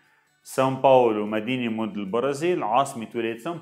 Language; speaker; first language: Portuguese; non-native, fluent; Arabic